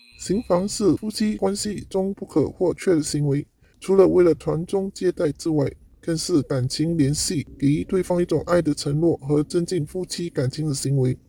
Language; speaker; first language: Chinese; non-native, local second language; Cantonese